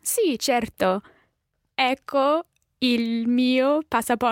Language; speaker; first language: Italian; non-native, learner; English